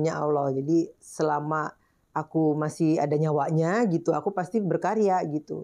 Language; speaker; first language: Indonesian; native; Indonesian